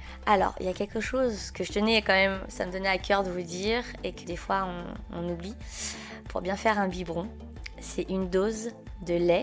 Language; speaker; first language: French; native; French